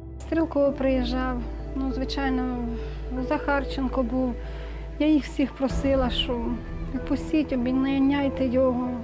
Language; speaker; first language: Ukrainian; native; Ukrainian